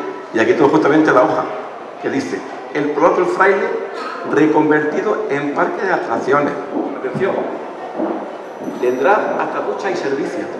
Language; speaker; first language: Spanish; native; Spanish